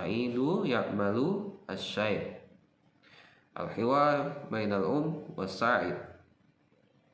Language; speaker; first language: Arabic; non-native, fluent; Indonesian